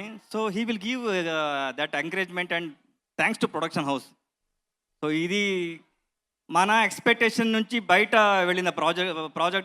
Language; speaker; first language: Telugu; non-native, learner; Kannada